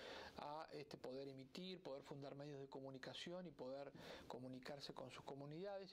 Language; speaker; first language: Spanish; native; Spanish